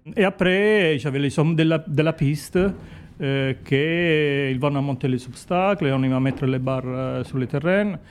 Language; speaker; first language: French; non-native, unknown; Italian